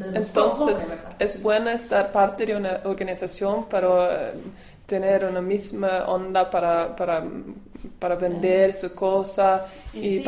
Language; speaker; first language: Spanish; non-native, learner; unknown